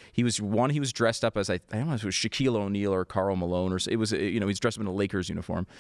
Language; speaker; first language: English; native; English